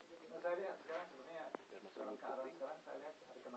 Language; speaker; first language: Indonesian; non-native, fluent; English